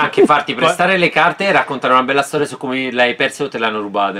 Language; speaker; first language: Italian; native; Italian